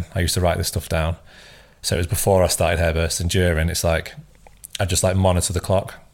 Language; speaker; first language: English; native; English